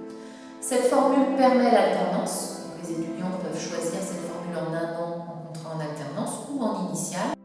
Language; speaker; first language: French; native; French